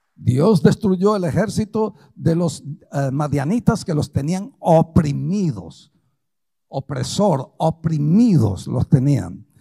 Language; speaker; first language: Spanish; early bilingual, other home language; Portuguese